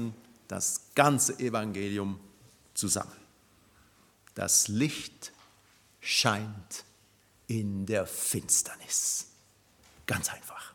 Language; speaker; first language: German; non-native, fluent; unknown